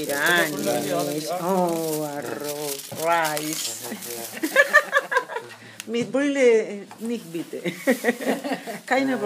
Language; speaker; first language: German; non-native, learner; Spanish